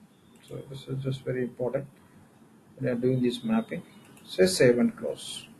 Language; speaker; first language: English; non-native, local second language; Telugu